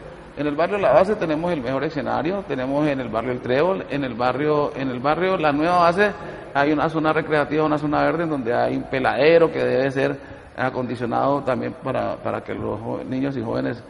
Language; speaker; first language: Spanish; native; Spanish